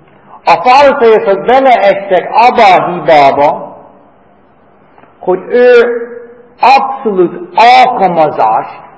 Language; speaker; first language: Hungarian; non-native, fluent; English